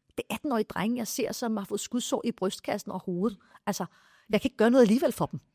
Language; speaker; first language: Danish; early bilingual, other home language; Arabic